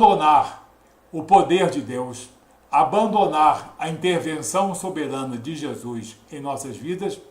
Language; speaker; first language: Portuguese; native; Portuguese